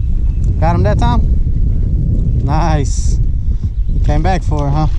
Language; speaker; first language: English; native; English